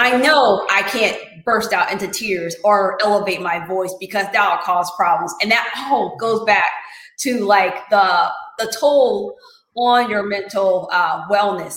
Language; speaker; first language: English; native; English